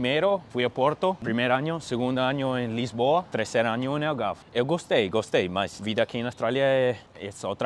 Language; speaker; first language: Portuguese; non-native, fluent; English